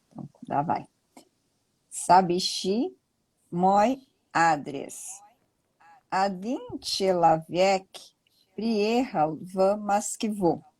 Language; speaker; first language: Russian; non-native, learner; Portuguese